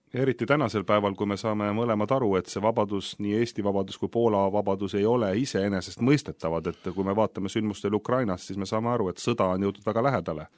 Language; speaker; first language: Estonian; native; Estonian